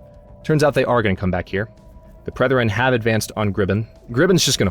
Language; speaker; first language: English; native; English